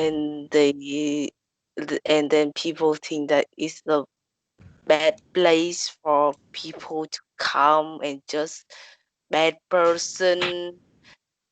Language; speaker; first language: English; non-native, learner; Vietnamese